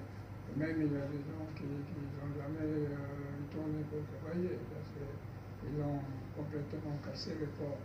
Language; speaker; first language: French; non-native, learner; Japanese